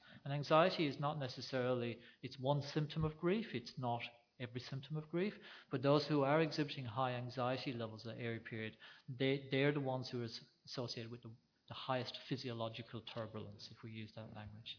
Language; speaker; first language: English; native; English